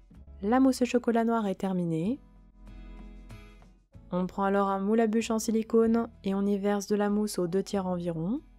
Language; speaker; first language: French; native; French